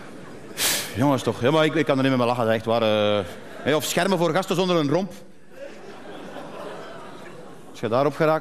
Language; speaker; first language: Dutch; native; Dutch